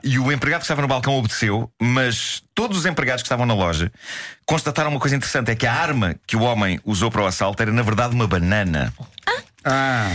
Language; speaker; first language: Portuguese; native; Portuguese